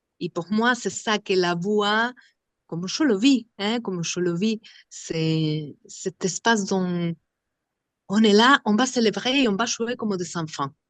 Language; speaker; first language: French; non-native, fluent; Spanish